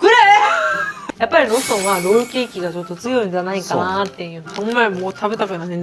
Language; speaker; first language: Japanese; non-native, fluent; Korean